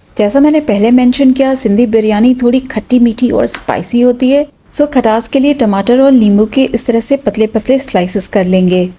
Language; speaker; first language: Urdu; native; Urdu